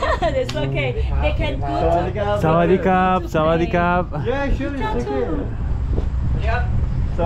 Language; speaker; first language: English; non-native, learner; Thai